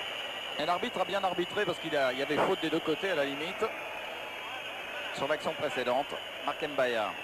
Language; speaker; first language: French; native; French